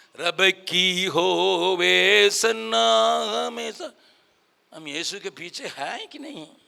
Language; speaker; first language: Hindi; non-native, local second language; Tamil